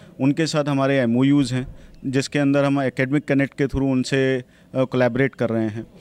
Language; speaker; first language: Hindi; non-native, local second language; Gujarati